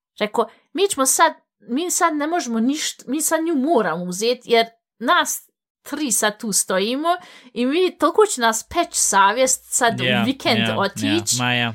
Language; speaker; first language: Bosnian; early bilingual, heritage; Bosnian